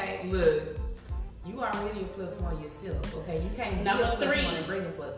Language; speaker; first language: English; native; English